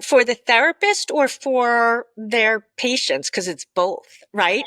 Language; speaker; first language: English; native; English